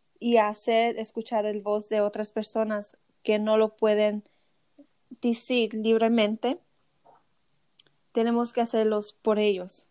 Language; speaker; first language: Spanish; early bilingual, heritage; Spanish